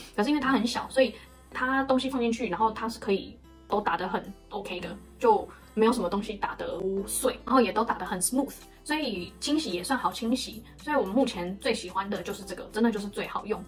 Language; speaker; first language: Chinese; native; Chinese